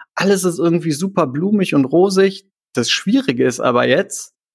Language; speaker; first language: German; native; German